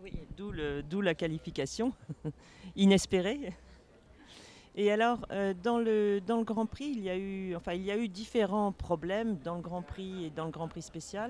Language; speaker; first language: French; native; French